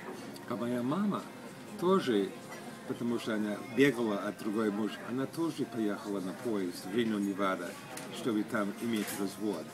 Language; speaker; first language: Russian; early bilingual, heritage; Russian